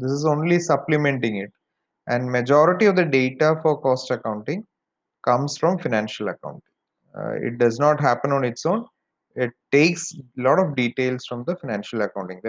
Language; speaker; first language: English; non-native, local second language; Malayalam